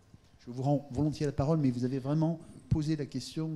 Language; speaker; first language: French; native; French